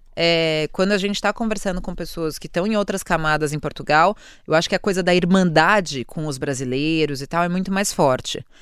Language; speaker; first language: Portuguese; native; Portuguese